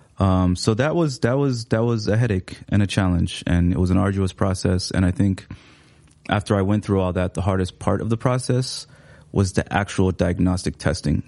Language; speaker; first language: English; early bilingual, other home language; Somali